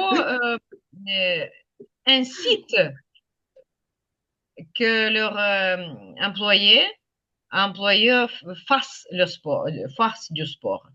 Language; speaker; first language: French; non-native, fluent; Ukrainian